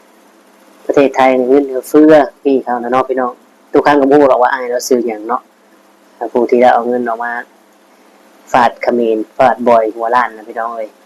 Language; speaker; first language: Thai; non-native, local second language; Lao